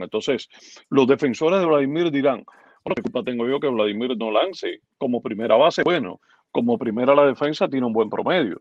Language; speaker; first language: Spanish; native; Spanish